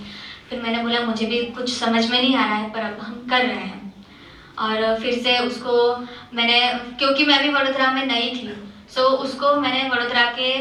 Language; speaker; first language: Hindi; native; Hindi